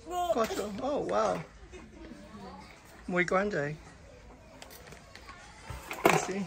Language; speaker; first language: Spanish; non-native, learner; English